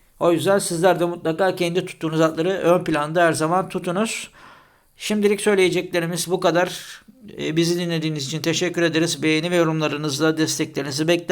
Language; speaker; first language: Turkish; native; Turkish